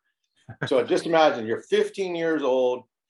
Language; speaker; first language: English; native; English